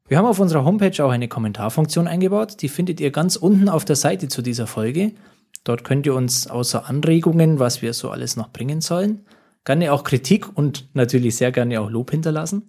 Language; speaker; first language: German; native; German